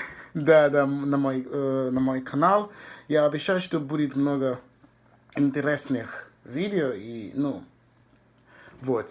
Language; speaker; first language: Russian; non-native, fluent; English